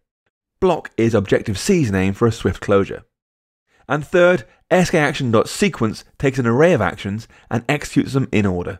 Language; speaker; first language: English; native; English